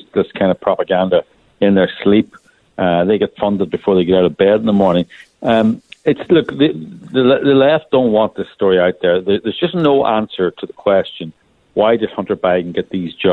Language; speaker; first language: English; native; English